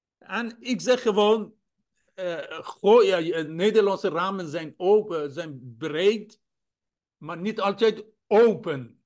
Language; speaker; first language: Dutch; non-native, fluent; Persian